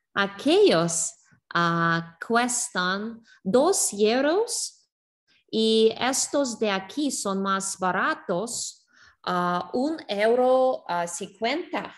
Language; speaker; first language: Spanish; non-native, learner; English